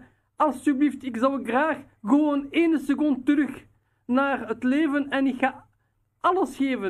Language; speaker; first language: Dutch; non-native, local second language; Riffian